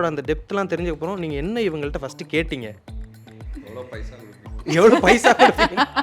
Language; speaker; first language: Tamil; native; Tamil